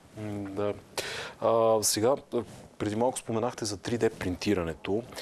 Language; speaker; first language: Bulgarian; native; Bulgarian